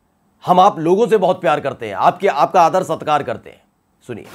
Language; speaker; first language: Hindi; native; Hindi